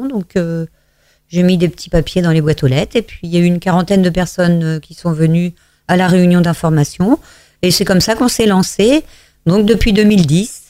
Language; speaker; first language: French; native; French